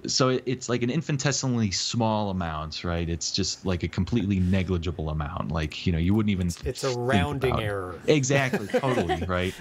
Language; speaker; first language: English; native; English